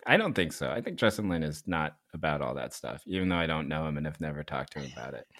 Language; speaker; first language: English; early bilingual, other home language; Korean